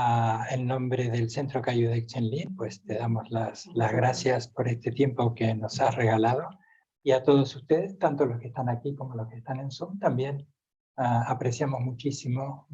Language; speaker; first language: Spanish; native; Spanish